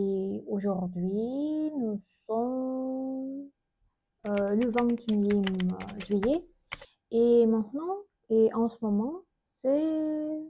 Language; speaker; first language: French; non-native, learner; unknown